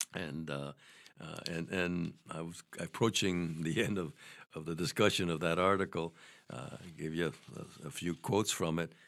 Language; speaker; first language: English; native; English